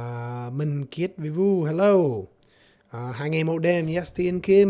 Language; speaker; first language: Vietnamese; non-native, learner; English